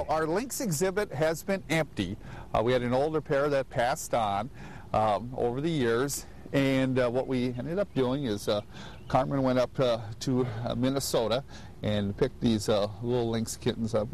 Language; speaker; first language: English; native; English